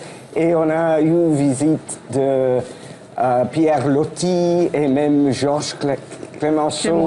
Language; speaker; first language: French; non-native, fluent; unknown